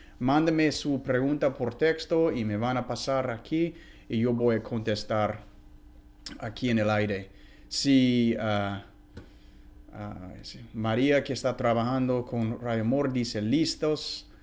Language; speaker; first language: Spanish; non-native, fluent; English